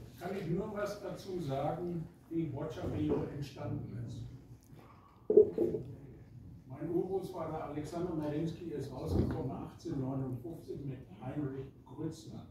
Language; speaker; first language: German; early bilingual, heritage; German